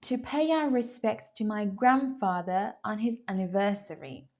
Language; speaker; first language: English; non-native, fluent; Persian